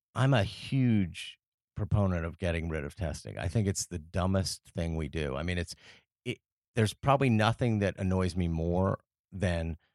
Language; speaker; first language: English; early bilingual, other home language; French